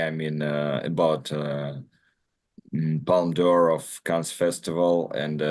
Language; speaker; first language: English; non-native, learner; Russian